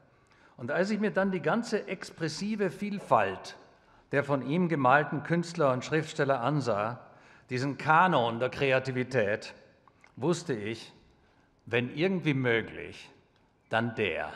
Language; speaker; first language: German; native; German